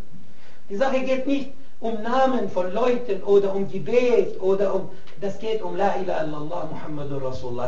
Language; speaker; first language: German; non-native, fluent; Arabic